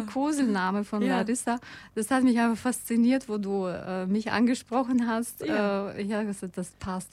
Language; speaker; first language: German; non-native, fluent; Russian